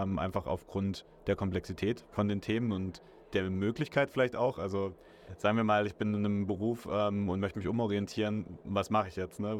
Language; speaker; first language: German; native; German